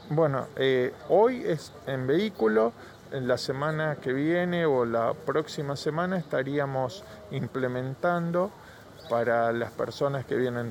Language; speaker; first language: Spanish; native; Spanish